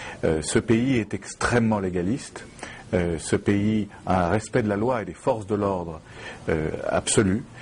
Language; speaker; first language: French; native; French